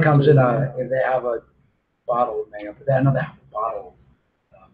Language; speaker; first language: English; native; English